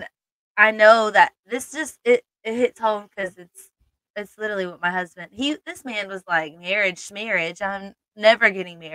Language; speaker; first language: English; native; English